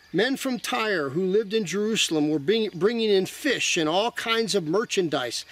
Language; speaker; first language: English; native; English